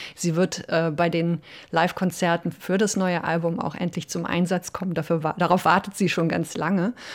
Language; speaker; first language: German; early bilingual, other home language; Polish